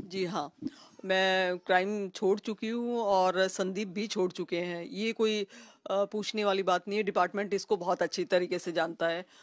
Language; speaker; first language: Hindi; native; Hindi